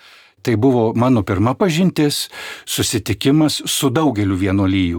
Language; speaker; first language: Lithuanian; native; Lithuanian